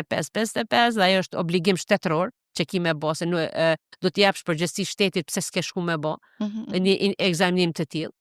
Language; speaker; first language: Albanian; native; Albanian